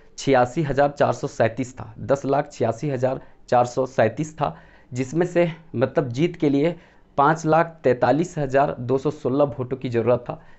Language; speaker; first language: Hindi; native; Hindi